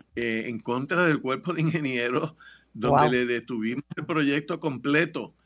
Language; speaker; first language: Spanish; native; Spanish